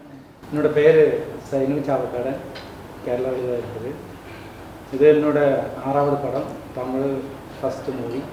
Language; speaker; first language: Tamil; non-native, learner; Malayalam